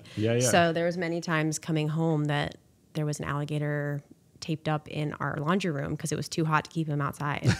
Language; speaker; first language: English; native; English